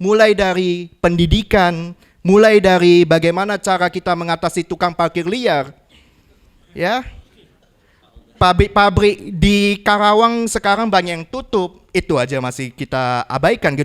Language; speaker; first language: Indonesian; native; Indonesian